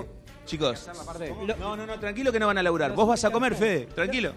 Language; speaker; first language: Spanish; native; Spanish